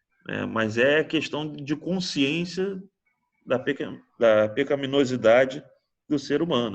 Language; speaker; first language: Portuguese; native; Portuguese